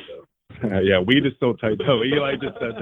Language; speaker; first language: English; native; English